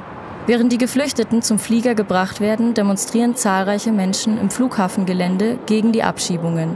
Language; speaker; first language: German; native; German